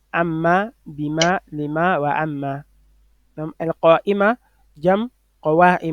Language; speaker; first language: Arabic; non-native, fluent; French